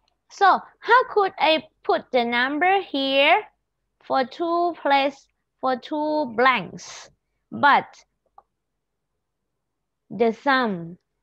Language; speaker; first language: English; non-native, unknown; Thai